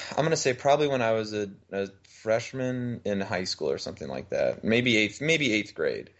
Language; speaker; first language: English; native; English